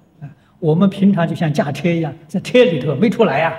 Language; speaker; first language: Chinese; native; Chinese